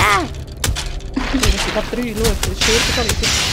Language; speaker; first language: German; native; German